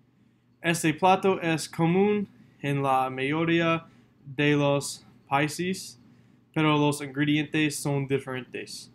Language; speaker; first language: Spanish; non-native, learner; English